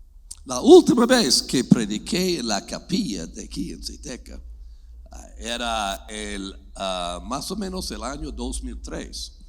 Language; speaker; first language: Spanish; non-native, fluent; English